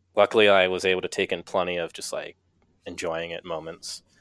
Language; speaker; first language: English; native; English